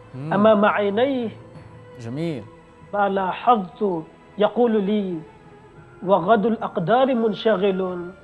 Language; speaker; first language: Arabic; non-native, fluent; Wolof